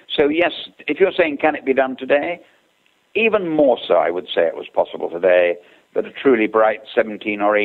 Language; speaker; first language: English; native; English